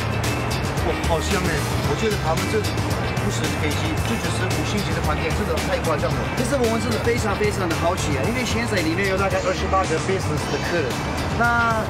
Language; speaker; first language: Chinese; non-native, fluent; Turkish